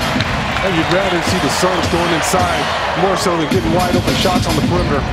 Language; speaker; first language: English; native; English